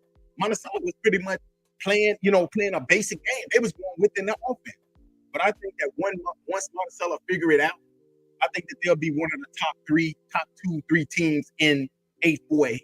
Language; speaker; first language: English; native; English